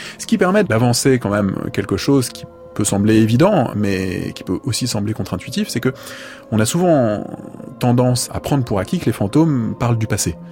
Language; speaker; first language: French; native; French